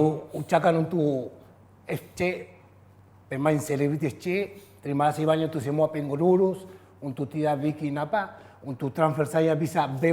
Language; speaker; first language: Indonesian; non-native, fluent; Spanish